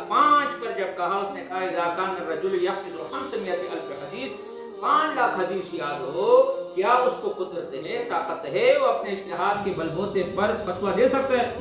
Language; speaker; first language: Urdu; non-native, local second language; Pashto